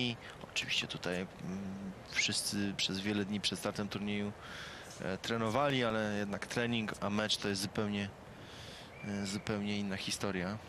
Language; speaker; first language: Polish; native; Polish